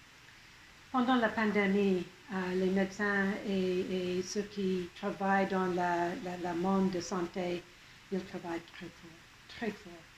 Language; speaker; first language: French; non-native, local second language; English